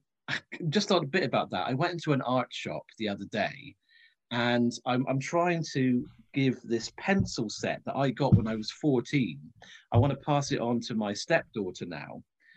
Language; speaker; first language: English; native; English